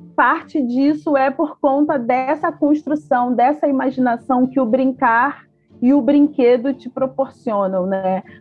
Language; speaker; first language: Portuguese; native; Portuguese